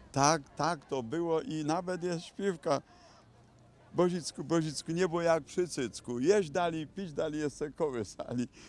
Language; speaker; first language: Polish; native; Polish